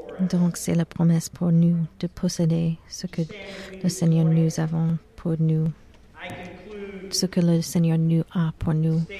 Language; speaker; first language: French; non-native, learner; English